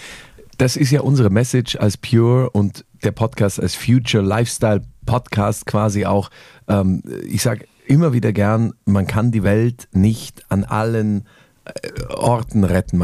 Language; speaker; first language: German; native; German